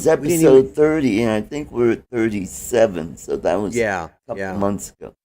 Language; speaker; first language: English; native; English